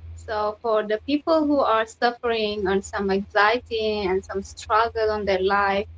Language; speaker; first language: English; non-native, fluent; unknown